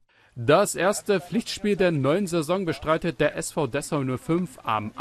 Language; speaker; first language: German; native; German